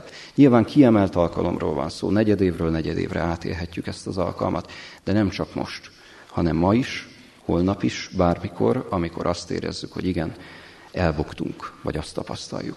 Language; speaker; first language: Hungarian; native; Hungarian